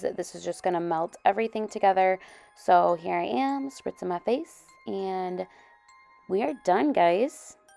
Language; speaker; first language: English; native; English